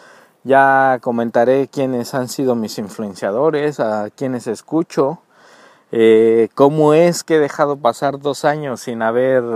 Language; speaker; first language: Spanish; native; Spanish